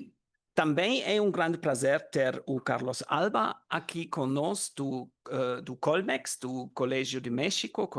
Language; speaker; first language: Portuguese; non-native, learner; German